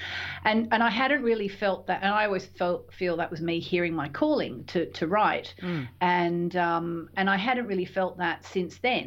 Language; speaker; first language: English; native; English